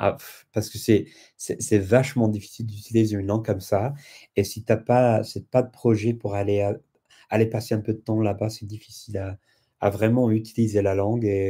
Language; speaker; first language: French; non-native, fluent; English